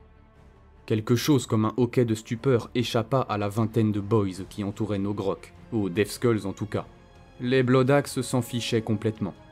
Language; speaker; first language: French; native; French